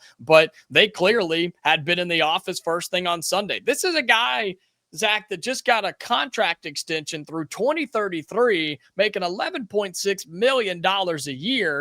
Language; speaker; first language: English; native; English